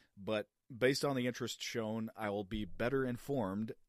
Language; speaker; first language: English; native; English